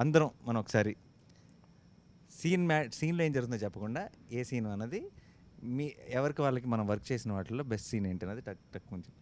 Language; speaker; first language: Telugu; native; Telugu